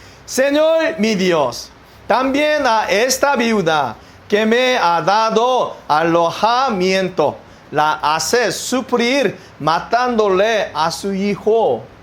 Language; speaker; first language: Spanish; non-native, learner; Korean